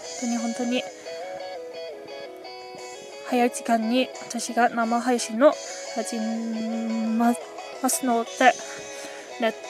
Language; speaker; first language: Japanese; non-native, learner; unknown